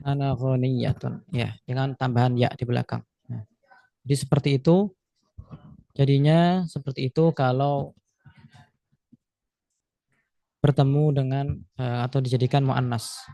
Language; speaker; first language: Indonesian; native; Indonesian